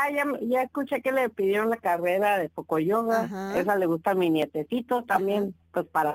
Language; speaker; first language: Spanish; native; Spanish